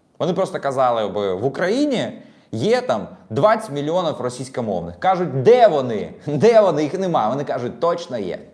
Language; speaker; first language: Ukrainian; non-native, local second language; Russian